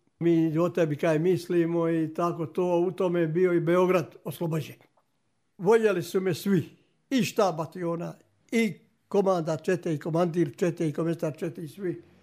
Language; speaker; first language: Serbian; native; Serbian